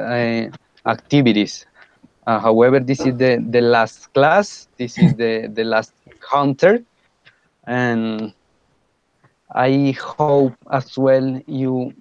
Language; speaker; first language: English; non-native, fluent; Spanish